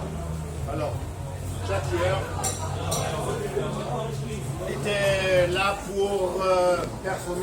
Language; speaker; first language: French; non-native, fluent; German